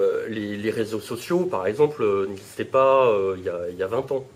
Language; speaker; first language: French; native; French